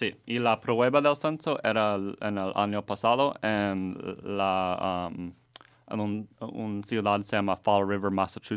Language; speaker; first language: Spanish; non-native, learner; English